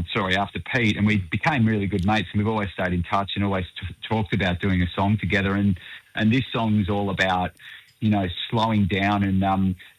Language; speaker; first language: English; native; English